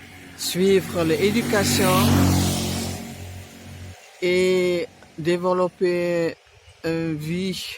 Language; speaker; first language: French; non-native, learner; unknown